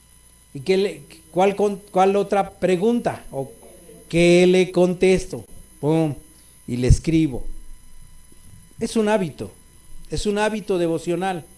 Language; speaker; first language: Spanish; native; Spanish